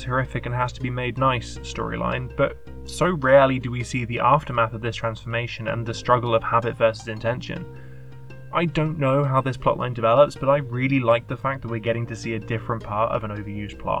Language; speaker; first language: English; native; English